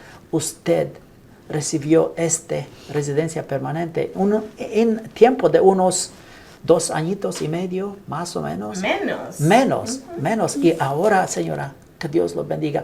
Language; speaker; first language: Spanish; non-native, learner; English